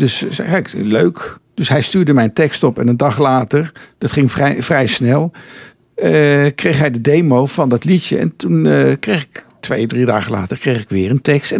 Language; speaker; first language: Dutch; native; Dutch